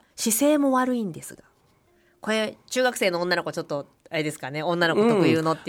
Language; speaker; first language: Japanese; native; Japanese